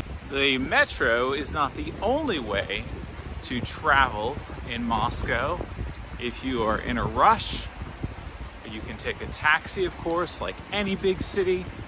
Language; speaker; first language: English; native; English